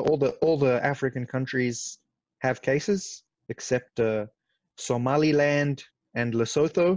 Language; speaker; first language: English; non-native, fluent; Arabic